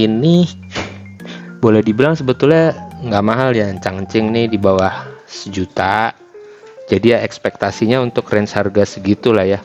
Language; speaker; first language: Indonesian; native; Indonesian